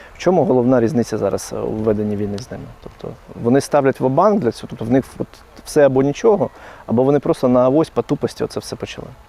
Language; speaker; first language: Ukrainian; native; Ukrainian